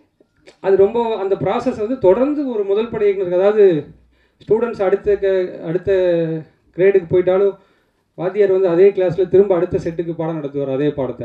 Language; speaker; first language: Tamil; native; Tamil